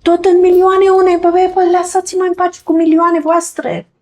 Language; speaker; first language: Romanian; non-native, fluent; German